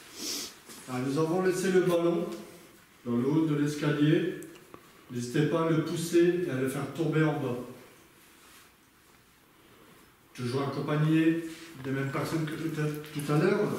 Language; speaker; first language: French; native; French